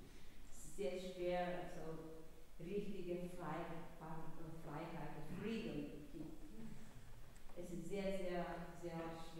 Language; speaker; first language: German; non-native, learner; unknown